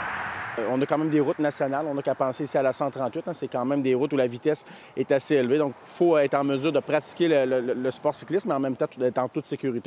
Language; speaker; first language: French; native; French